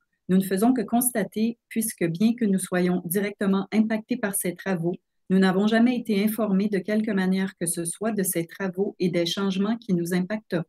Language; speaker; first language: French; native; French